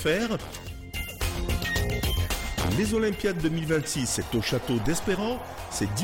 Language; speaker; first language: French; native; French